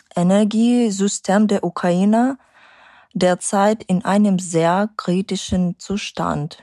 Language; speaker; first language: German; non-native, fluent; Ukrainian